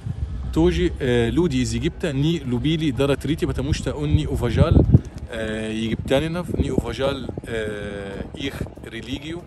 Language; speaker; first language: Russian; non-native, local second language; Arabic